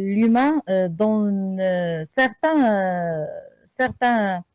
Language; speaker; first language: French; non-native, learner; Arabic